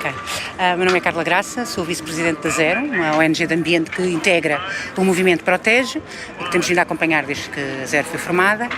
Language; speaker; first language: Portuguese; native; Portuguese